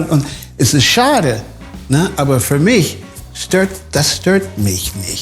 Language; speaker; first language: German; non-native, fluent; English